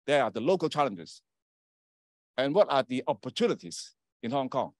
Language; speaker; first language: English; non-native, local second language; Chinese